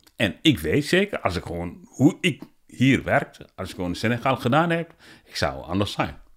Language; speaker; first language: Dutch; non-native, learner; Wolof